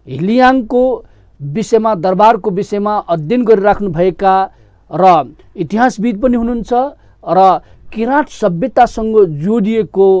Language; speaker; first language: Nepali; non-native, local second language; Newari